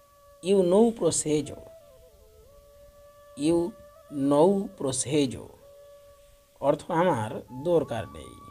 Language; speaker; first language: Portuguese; non-native, learner; Bangla